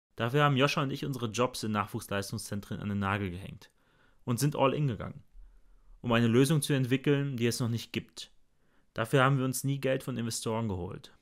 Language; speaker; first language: German; early bilingual, other home language; Bosnian